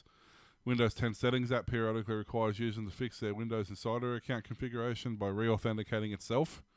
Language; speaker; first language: English; native; English